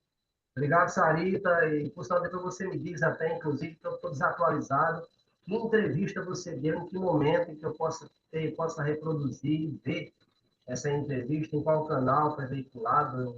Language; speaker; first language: Portuguese; native; Portuguese